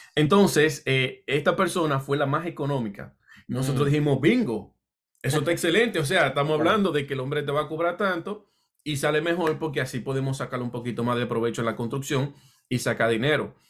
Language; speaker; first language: Spanish; native; Spanish